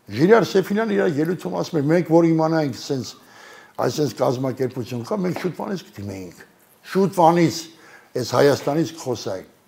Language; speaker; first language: Armenian; native; Armenian